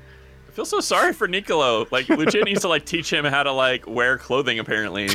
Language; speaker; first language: English; native; English